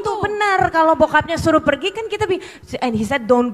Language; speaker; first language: Indonesian; native; Indonesian